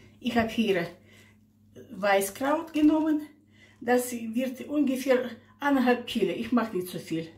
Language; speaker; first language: German; non-native, local second language; Russian